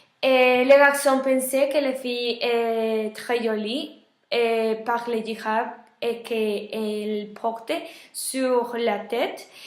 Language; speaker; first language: French; non-native, learner; Spanish